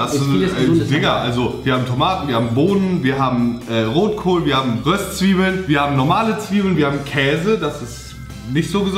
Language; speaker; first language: German; native; German